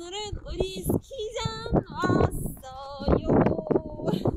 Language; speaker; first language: Korean; non-native, learner; Russian